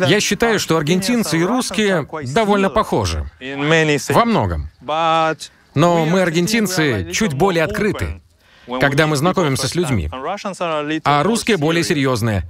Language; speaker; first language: Russian; non-native, fluent; Spanish